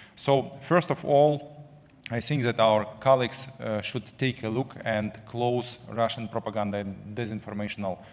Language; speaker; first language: English; non-native, fluent; Ukrainian